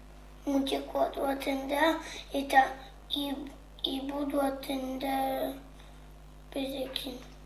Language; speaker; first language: Basque; non-native, local second language; French